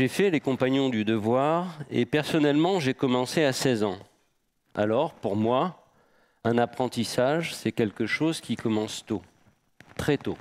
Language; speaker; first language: French; native; French